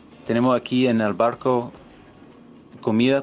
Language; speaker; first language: Spanish; non-native, fluent; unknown